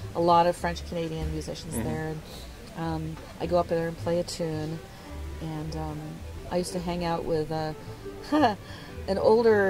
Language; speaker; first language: English; native; English